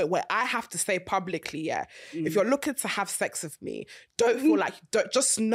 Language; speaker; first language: English; native; English